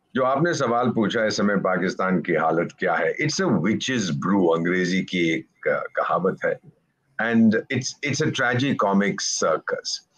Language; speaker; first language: Hindi; native; Hindi